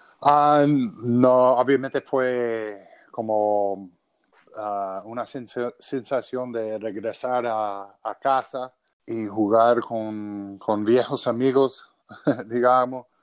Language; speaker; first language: Spanish; early bilingual, other home language; English